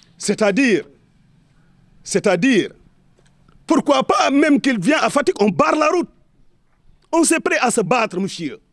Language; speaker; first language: French; non-native, local second language; Serer